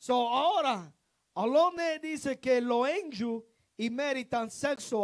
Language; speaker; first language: Spanish; non-native, learner; English